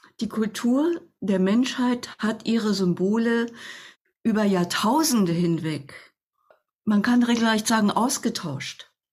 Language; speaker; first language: German; native; German